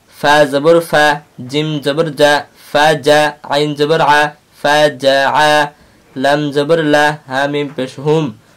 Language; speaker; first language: Arabic; non-native, learner; Bangla